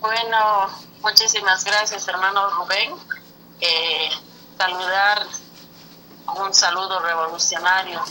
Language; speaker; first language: Spanish; native; Spanish